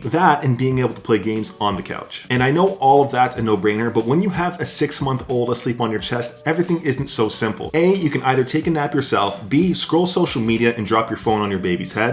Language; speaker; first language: English; native; English